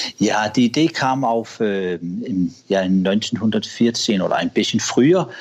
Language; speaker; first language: German; non-native, learner; Danish